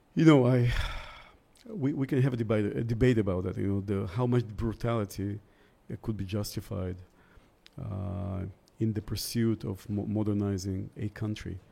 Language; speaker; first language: English; early bilingual, other home language; Russian